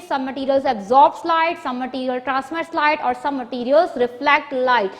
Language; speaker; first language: English; non-native, local second language; Urdu